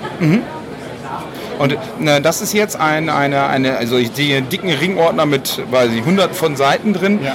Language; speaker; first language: German; native; German